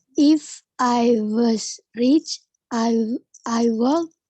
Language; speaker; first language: English; non-native, learner; Indonesian